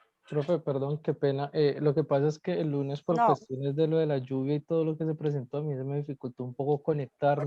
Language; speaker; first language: Spanish; native; Spanish